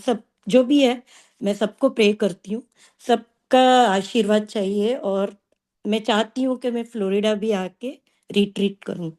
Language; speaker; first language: Hindi; non-native, local second language; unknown